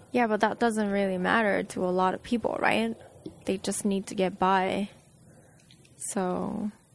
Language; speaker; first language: English; native; English